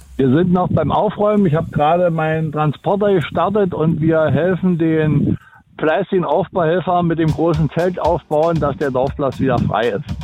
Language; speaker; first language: German; native; German